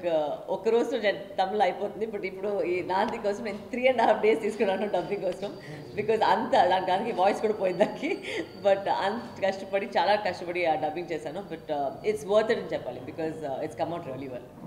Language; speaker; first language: Telugu; non-native, learner; Tamil